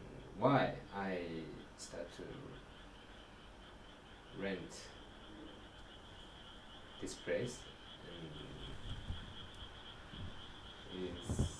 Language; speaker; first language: English; non-native, learner; Japanese